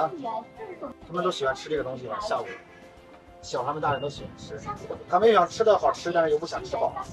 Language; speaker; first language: Chinese; native; Chinese